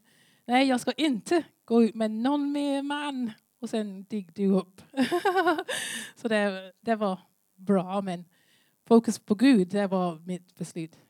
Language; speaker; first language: Swedish; non-native, learner; English